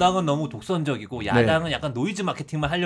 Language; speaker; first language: Korean; native; Korean